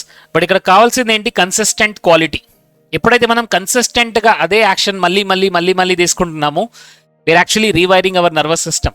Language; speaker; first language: Telugu; native; Telugu